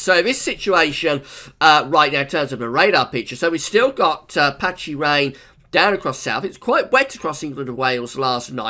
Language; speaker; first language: English; native; English